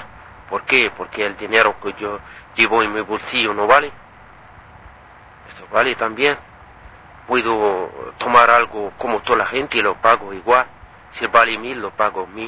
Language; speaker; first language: Spanish; non-native, learner; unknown